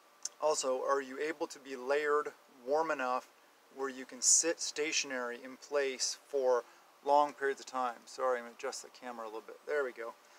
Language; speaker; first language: English; native; English